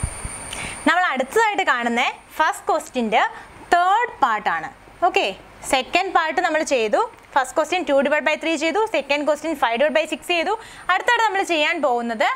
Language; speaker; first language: Malayalam; native; Malayalam